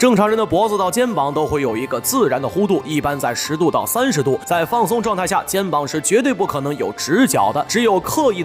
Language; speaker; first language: Chinese; native; Chinese